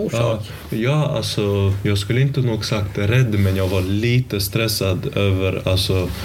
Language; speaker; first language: Swedish; early bilingual, other home language; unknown